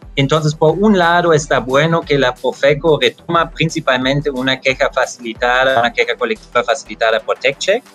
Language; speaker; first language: Spanish; non-native, fluent; German